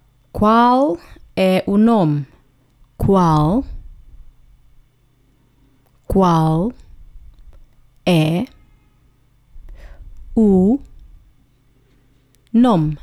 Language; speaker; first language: Portuguese; non-native, fluent; English